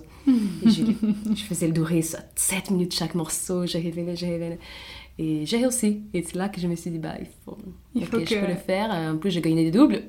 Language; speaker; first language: French; non-native, fluent; Portuguese